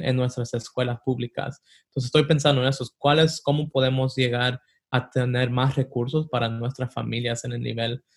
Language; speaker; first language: Spanish; early bilingual, heritage; Spanish